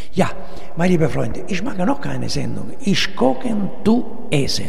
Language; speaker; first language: German; non-native, learner; Italian